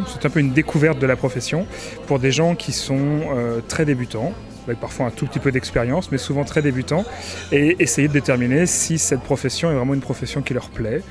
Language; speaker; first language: French; native; French